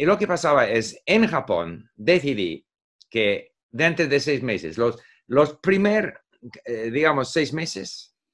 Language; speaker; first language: Spanish; non-native, fluent; English